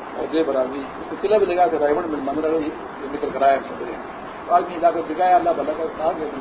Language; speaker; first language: Urdu; non-native, local second language; Pashto